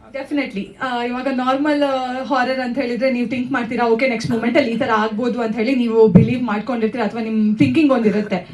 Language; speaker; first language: Kannada; native; Kannada